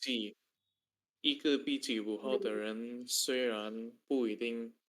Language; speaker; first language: Chinese; non-native, learner; Indonesian